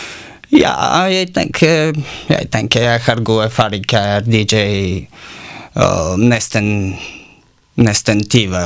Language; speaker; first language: Norwegian; non-native, learner; Bulgarian